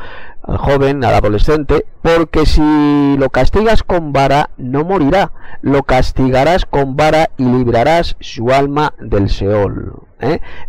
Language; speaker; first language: Spanish; native; Spanish